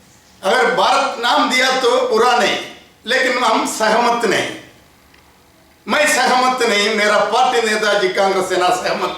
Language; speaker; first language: Hindi; non-native, local second language; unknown